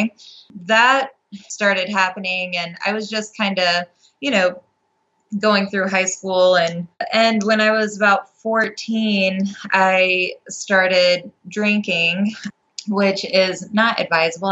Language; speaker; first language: English; native; English